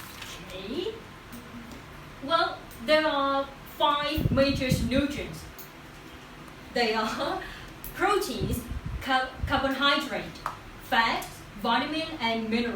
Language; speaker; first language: English; non-native, learner; Vietnamese